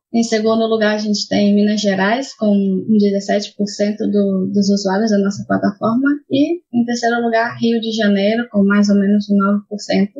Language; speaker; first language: Portuguese; native; Portuguese